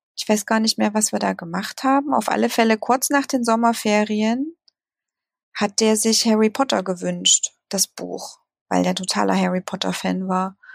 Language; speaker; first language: German; native; German